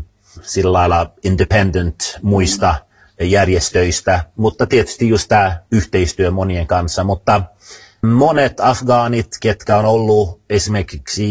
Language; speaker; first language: Finnish; early bilingual, other home language; Swedish